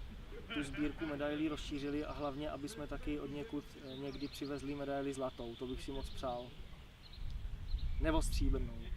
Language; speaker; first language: Czech; native; Czech